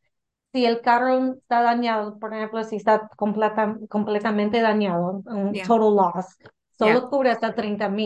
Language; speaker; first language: Spanish; early bilingual, heritage; English